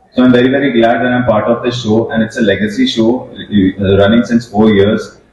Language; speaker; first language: English; non-native, local second language; Punjabi